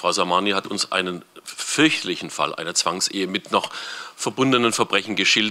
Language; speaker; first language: German; native; German